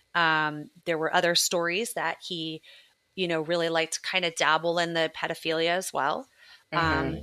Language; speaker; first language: English; native; English